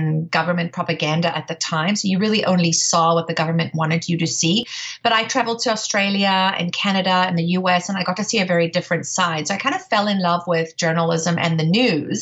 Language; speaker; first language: English; native; English